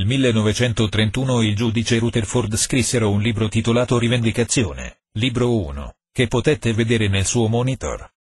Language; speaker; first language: Italian; non-native, learner; Spanish